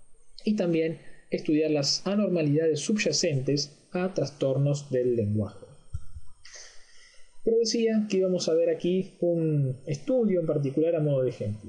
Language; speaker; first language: Spanish; native; Spanish